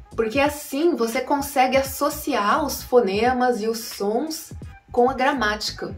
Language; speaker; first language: Portuguese; native; Portuguese